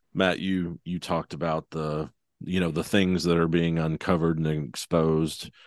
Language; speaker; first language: English; native; English